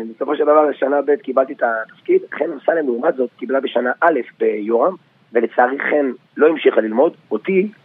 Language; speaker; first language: Hebrew; native; Hebrew